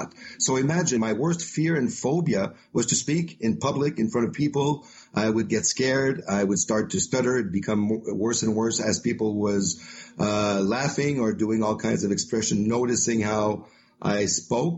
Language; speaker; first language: English; non-native, fluent; French